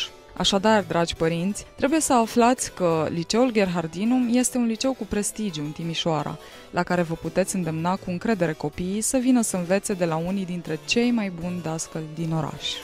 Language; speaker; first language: Romanian; native; Romanian